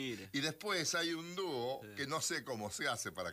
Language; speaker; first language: Spanish; native; Spanish